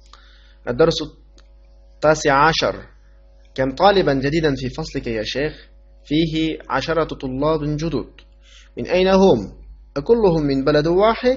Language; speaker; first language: Arabic; non-native, fluent; Uyghur